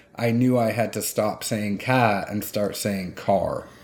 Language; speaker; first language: English; native; English